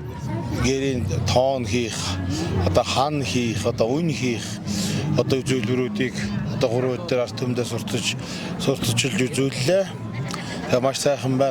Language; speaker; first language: Mongolian; non-native, local second language; Kazakh